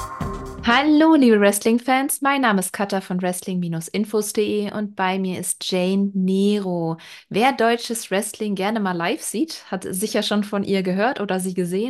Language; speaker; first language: German; native; German